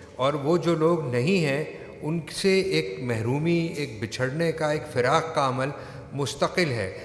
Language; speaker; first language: Urdu; native; Urdu